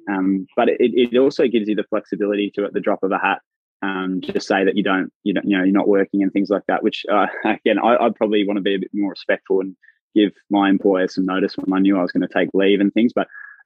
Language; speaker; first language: English; native; English